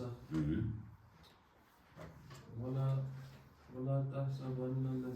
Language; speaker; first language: Arabic; non-native, learner; Kashmiri